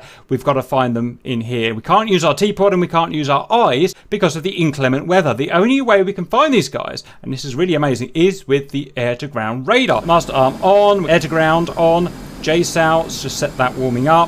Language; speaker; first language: English; native; English